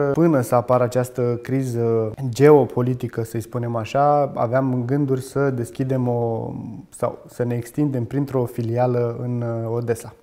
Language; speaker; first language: Romanian; native; Romanian